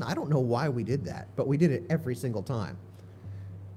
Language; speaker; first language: English; native; English